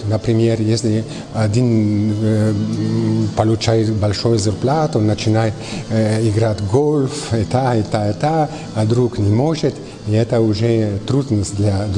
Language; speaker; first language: Russian; non-native, fluent; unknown